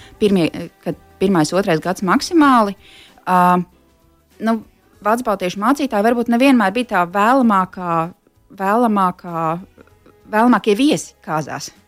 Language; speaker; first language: Latvian; native; Latvian